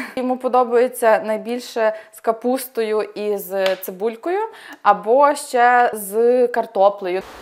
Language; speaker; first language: Ukrainian; native; Ukrainian